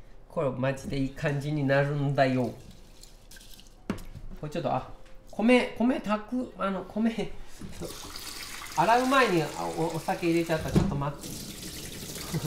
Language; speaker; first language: Japanese; native; Japanese